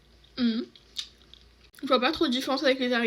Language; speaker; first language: French; native; French